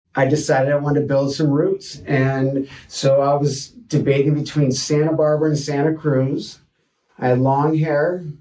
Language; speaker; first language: English; native; English